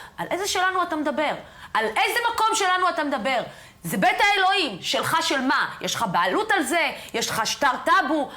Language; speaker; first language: Hebrew; non-native, local second language; Arabic